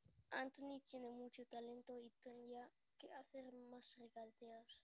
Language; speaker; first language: Spanish; early bilingual, heritage; Spanish